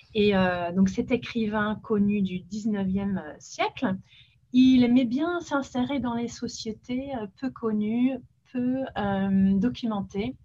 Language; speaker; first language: French; non-native, fluent; English